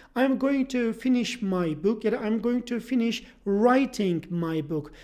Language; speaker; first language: English; non-native, fluent; Turkish